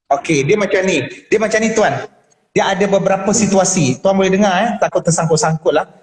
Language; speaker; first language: Malay; native; Malay